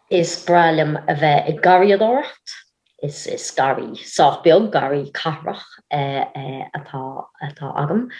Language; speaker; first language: Irish; native; Irish